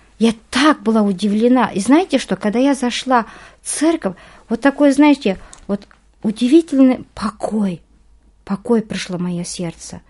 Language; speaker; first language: Russian; non-native, local second language; Kazakh